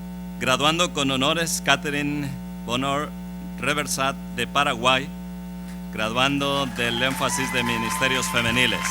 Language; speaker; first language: Spanish; native; Spanish